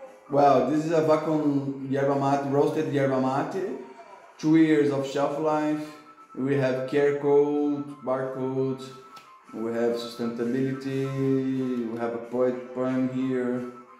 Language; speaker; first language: English; non-native, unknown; Portuguese